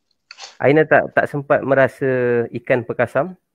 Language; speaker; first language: Malay; native; Malay